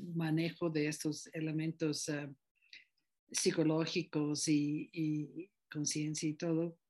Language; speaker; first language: Spanish; non-native, fluent; English